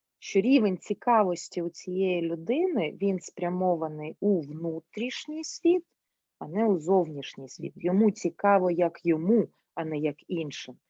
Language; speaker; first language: Ukrainian; non-native, local second language; Russian